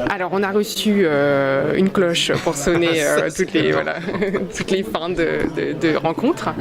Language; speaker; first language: French; native; French